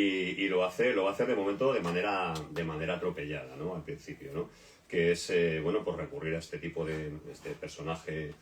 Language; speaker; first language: Spanish; native; Spanish